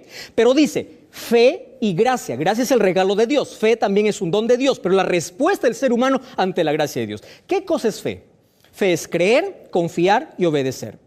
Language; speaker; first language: Spanish; native; Spanish